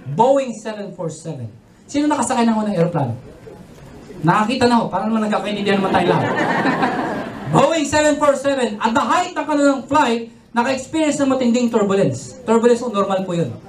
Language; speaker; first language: Filipino; non-native, local second language; Pangasinan